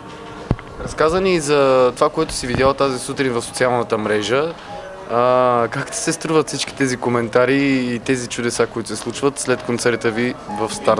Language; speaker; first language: Bulgarian; native; Bulgarian